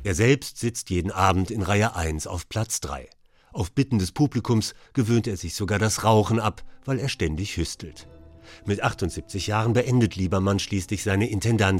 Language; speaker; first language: German; native; German